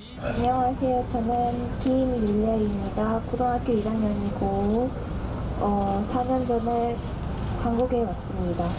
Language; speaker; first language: Korean; non-native, fluent; Russian